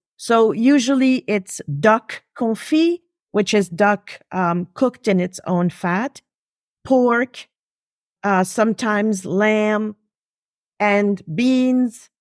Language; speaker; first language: English; non-native, fluent; French